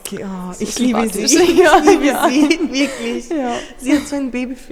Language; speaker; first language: German; early bilingual, other home language; Turkish